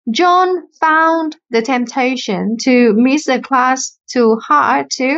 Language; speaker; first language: English; non-native, fluent; Vietnamese